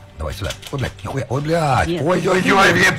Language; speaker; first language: Russian; native; Russian